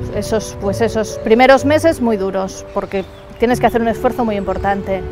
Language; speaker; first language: Spanish; native; Spanish